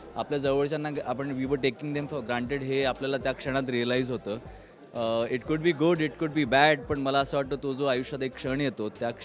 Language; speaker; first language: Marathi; native; Marathi